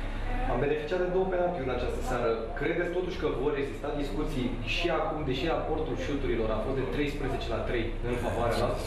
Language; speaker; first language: Romanian; native; Romanian